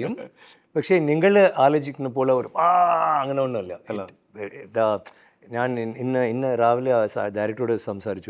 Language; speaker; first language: Malayalam; non-native, fluent; Tamil